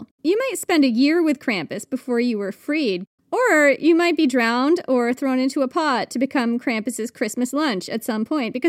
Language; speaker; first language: English; native; English